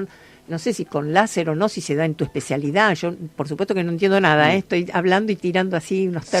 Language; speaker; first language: Spanish; native; Spanish